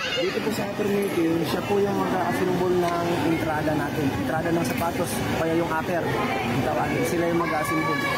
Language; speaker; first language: Filipino; native; Filipino